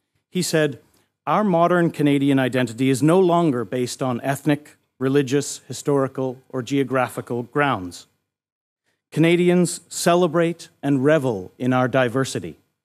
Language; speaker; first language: English; native; English